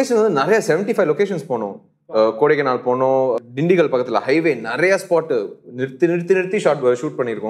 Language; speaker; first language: Tamil; native; Tamil